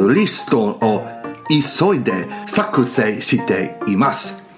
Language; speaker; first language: Japanese; non-native, learner; English